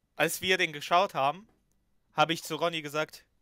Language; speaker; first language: German; early bilingual, other home language; Ukrainian